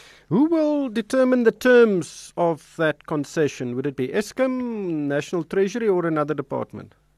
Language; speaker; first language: English; non-native, local second language; Afrikaans